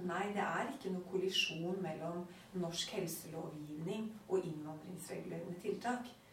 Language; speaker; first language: Norwegian; native; Norwegian